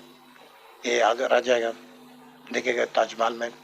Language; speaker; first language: Hindi; non-native, learner; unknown